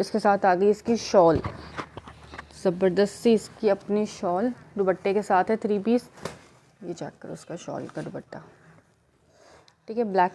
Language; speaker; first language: Urdu; native; Urdu